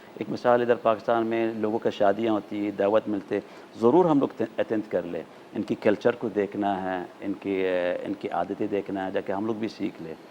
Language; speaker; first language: Urdu; non-native, fluent; Arabic